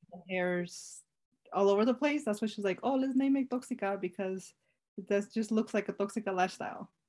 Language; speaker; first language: English; native; English